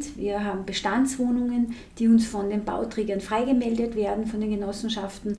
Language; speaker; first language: German; native; German